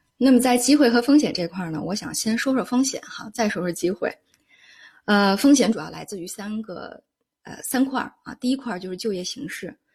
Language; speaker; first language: Chinese; native; Chinese